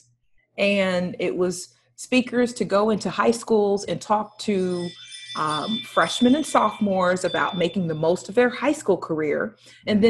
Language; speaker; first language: English; native; English